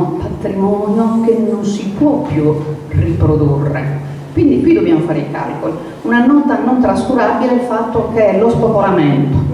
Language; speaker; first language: Italian; native; Italian